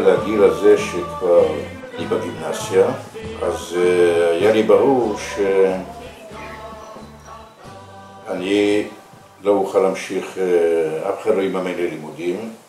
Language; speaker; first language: Hebrew; early bilingual, other home language; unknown